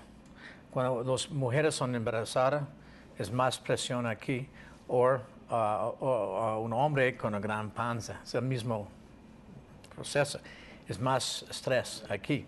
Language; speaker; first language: Spanish; non-native, learner; English